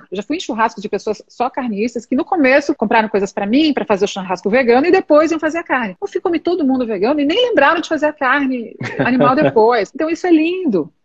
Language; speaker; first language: Portuguese; native; Portuguese